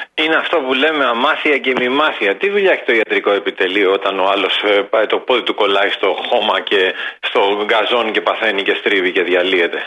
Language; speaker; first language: Greek; native; Greek